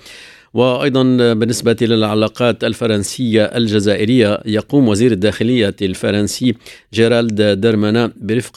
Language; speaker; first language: Arabic; native; Arabic